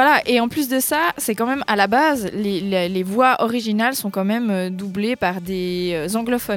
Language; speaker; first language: French; native; French